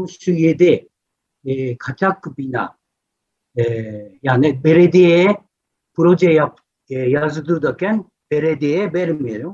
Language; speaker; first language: Turkish; non-native, fluent; Japanese